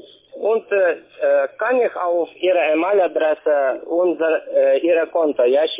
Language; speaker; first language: German; non-native, learner; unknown